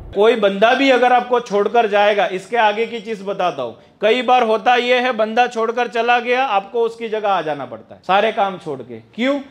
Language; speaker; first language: Hindi; non-native, local second language; Gujarati